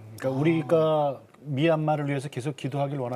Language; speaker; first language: Korean; native; Korean